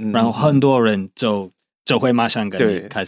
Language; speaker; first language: Chinese; non-native, fluent; English